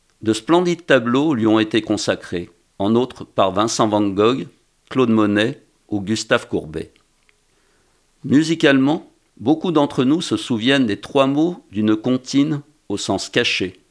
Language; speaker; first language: French; native; French